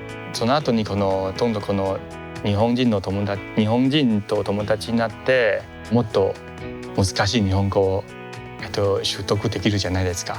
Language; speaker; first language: Japanese; non-native, fluent; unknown